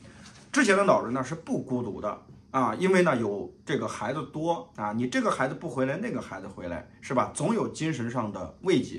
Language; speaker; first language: Chinese; native; Chinese